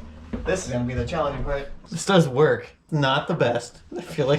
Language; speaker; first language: English; native; English